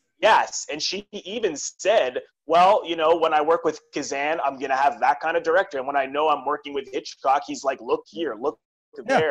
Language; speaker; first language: English; native; English